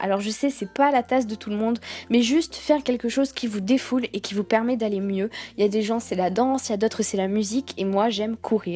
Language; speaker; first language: French; native; French